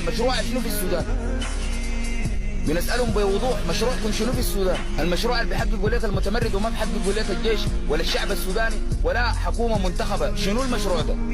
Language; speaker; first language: Arabic; native; Arabic